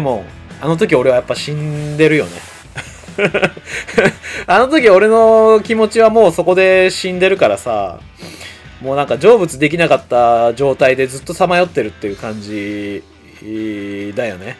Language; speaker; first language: Japanese; native; Japanese